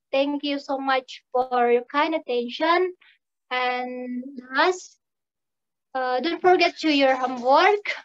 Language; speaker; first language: English; non-native, learner; Indonesian